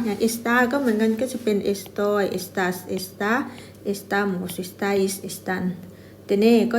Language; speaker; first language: Spanish; non-native, fluent; Thai